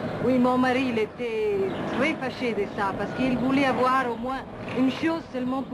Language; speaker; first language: French; non-native, fluent; Italian